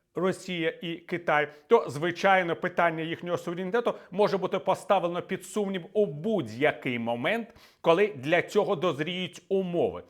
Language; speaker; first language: Ukrainian; native; Ukrainian